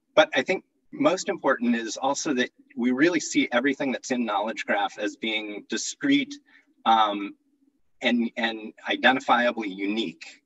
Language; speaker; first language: English; native; English